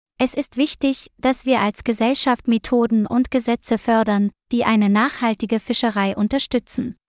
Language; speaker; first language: German; non-native, learner; Vietnamese